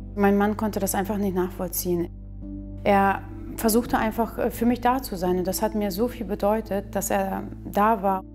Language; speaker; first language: German; early bilingual, other home language; Russian